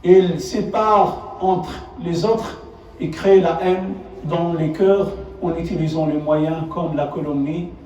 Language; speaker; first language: French; non-native, local second language; Arabic